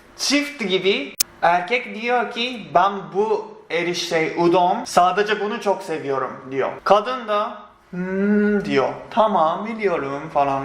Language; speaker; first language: Turkish; non-native, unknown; Japanese